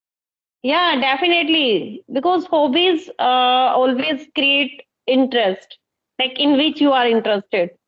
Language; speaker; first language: English; non-native, local second language; Hindi